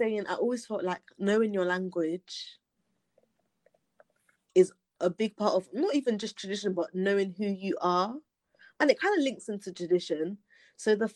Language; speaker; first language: English; native; English